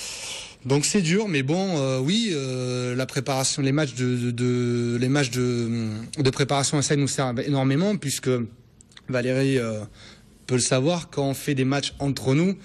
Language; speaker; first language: French; native; French